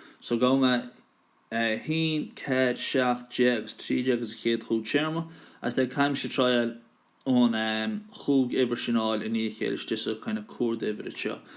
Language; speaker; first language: Irish; native; Irish